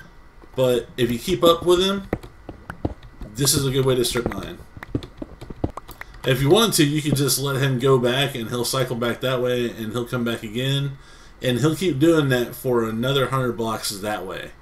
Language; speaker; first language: English; native; English